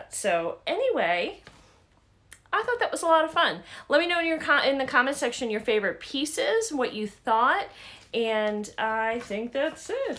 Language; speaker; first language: English; native; English